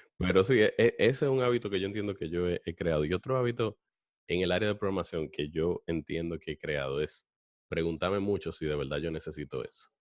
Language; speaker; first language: Spanish; native; Spanish